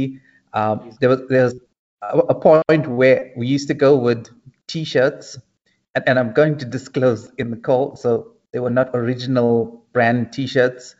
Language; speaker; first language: English; native; English